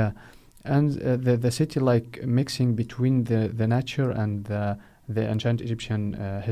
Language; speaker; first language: English; non-native, fluent; Arabic